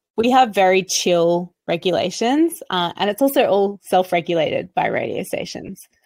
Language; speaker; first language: English; native; English